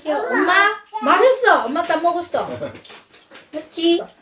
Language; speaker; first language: Korean; non-native, learner; Filipino